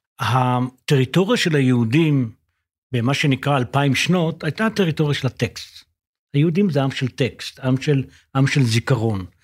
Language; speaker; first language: Hebrew; native; Hebrew